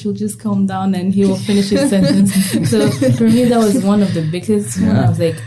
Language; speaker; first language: English; non-native, local second language; Kinyarwanda